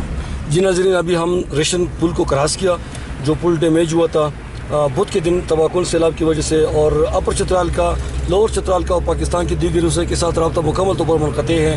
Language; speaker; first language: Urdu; non-native, local second language; Khowar